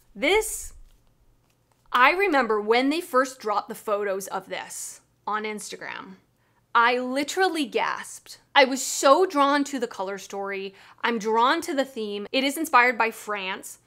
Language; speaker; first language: English; native; English